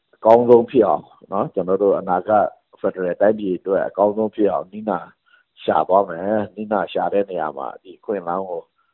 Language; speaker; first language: Burmese; non-native, local second language; Pa'o Karen